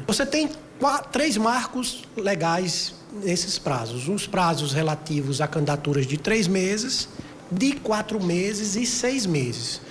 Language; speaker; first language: Portuguese; native; Portuguese